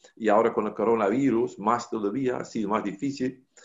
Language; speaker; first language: Spanish; non-native, fluent; Dutch